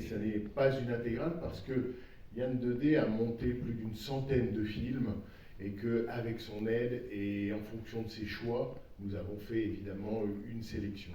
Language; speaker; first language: French; native; French